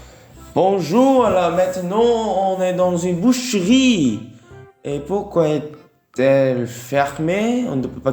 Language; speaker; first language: French; non-native, learner; Vietnamese